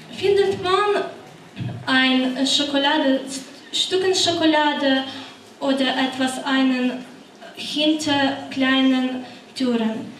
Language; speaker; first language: German; non-native, learner; Ukrainian